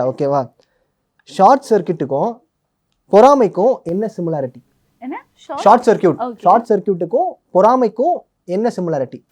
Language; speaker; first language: Tamil; native; Tamil